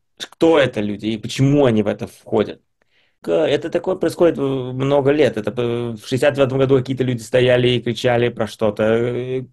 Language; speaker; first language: Russian; early bilingual, heritage; Russian